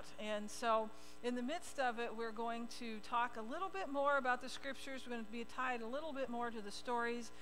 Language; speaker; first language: English; native; English